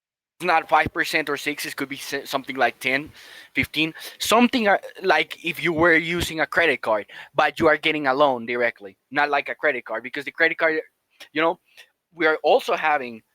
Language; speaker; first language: English; non-native, fluent; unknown